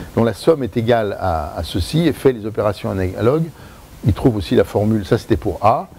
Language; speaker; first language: French; native; French